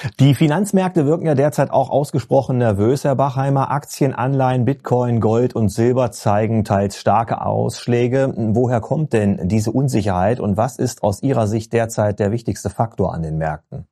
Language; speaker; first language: German; native; German